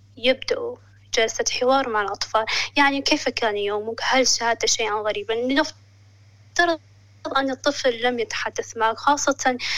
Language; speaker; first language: Arabic; non-native, local second language; Somali